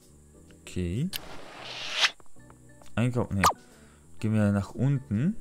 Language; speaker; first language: German; non-native, learner; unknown